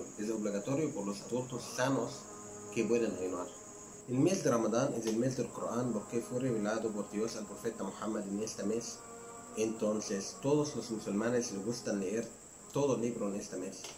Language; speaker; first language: Spanish; non-native, learner; Arabic